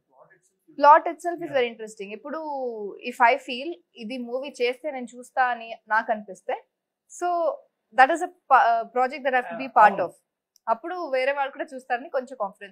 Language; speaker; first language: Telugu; non-native, local second language; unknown